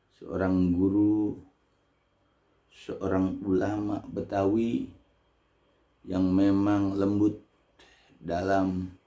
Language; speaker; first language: Indonesian; native; Indonesian